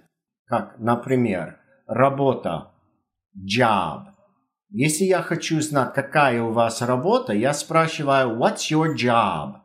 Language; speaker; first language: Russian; non-native, fluent; English